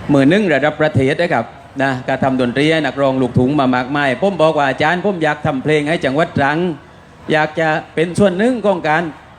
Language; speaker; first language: Thai; native; Thai